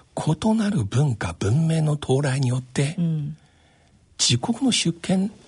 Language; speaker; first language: Japanese; non-native, fluent; Chinese